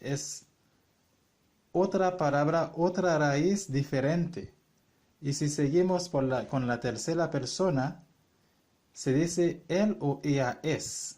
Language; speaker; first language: Spanish; non-native, fluent; Haitian Creole